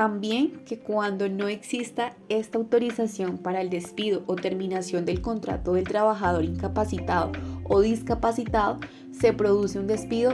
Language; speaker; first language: Spanish; native; Spanish